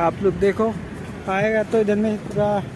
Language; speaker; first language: Hindi; non-native, local second language; Assamese